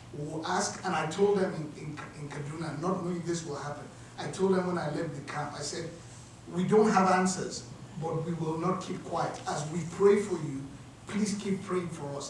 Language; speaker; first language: English; non-native, local second language; Yoruba